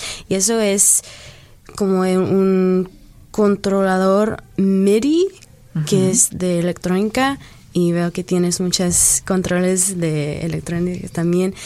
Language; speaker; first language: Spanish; early bilingual, heritage; English